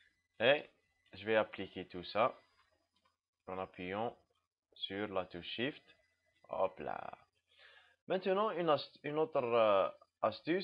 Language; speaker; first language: French; non-native, local second language; Arabic